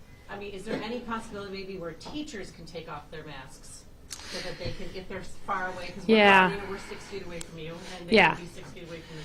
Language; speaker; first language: English; native; English